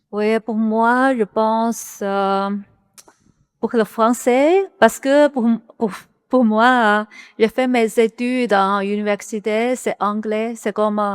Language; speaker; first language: French; non-native, learner; Chinese